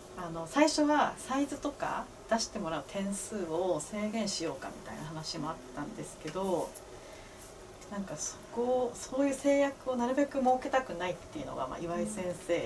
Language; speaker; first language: Japanese; early bilingual, other home language; Korean